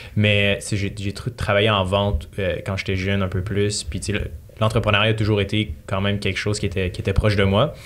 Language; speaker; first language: French; native; French